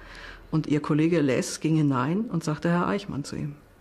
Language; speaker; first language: German; native; German